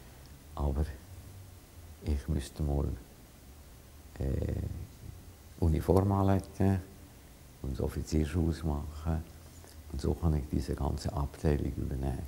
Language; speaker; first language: German; non-native, fluent; Hungarian